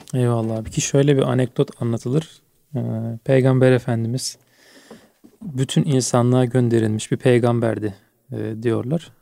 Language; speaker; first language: Turkish; native; Turkish